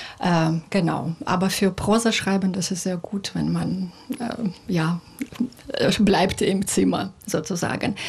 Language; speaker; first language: German; non-native, fluent; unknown